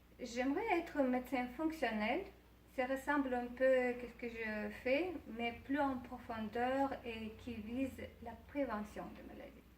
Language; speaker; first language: French; non-native, learner; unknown